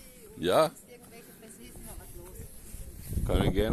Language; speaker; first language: German; non-native, learner; Serbian